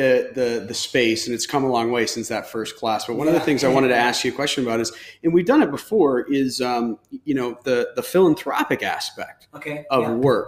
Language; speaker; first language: English; native; English